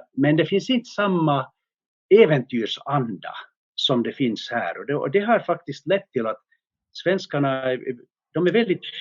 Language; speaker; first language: Swedish; native; Swedish